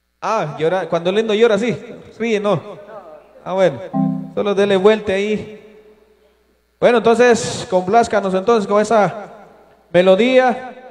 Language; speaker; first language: Spanish; non-native, local second language; Kaqchikel